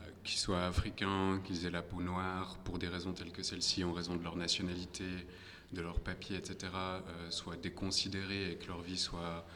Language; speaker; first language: French; native; French